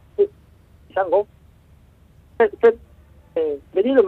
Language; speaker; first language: Basque; non-native, learner; Japanese